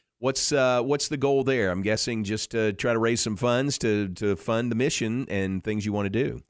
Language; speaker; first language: English; native; English